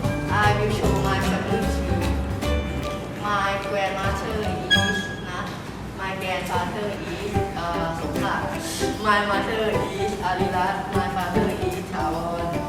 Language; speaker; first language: English; non-native, learner; Thai